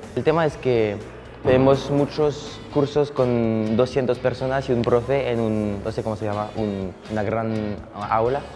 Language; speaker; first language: Spanish; non-native, fluent; French